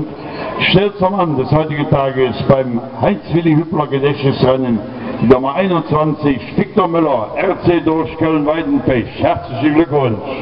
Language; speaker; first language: German; native; German